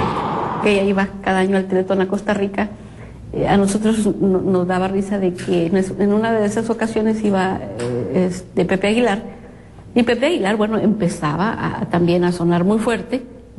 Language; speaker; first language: Spanish; native; Spanish